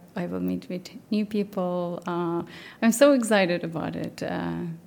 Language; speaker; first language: English; non-native, fluent; Turkish